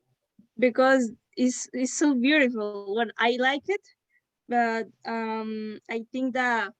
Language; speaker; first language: English; non-native, learner; Spanish